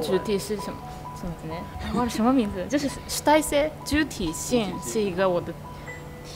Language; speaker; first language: Chinese; non-native, fluent; Japanese